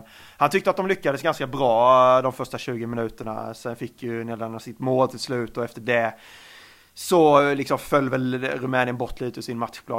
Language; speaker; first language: Swedish; native; Swedish